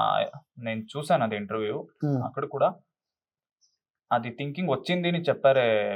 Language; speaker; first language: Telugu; non-native, local second language; Kannada